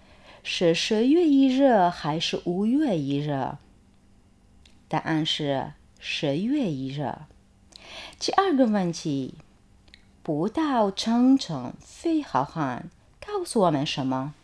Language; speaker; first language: Chinese; non-native, fluent; Arabic